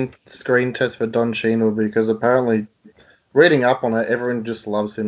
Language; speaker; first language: English; native; English